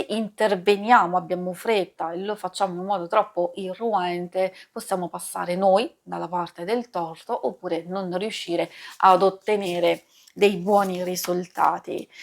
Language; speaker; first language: Italian; native; Italian